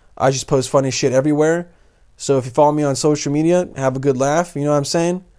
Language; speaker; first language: English; early bilingual, other home language; Bosnian